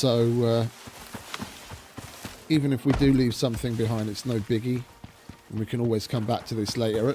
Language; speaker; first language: English; native; English